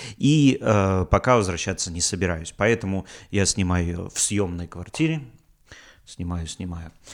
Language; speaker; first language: Russian; native; Russian